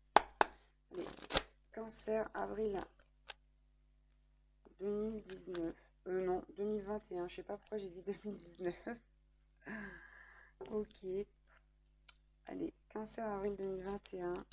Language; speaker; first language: French; native; French